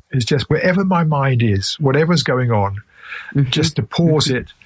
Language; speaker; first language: English; native; English